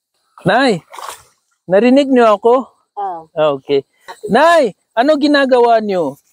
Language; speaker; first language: Filipino; non-native, learner; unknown